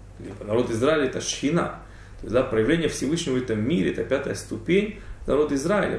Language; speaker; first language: Russian; early bilingual, heritage; Russian